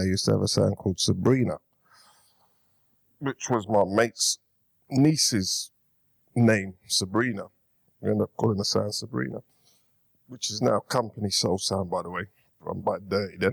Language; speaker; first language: English; native; English